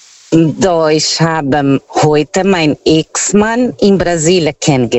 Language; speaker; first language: German; non-native, learner; Portuguese